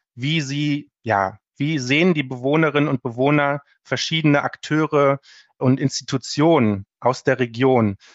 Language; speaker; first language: German; native; German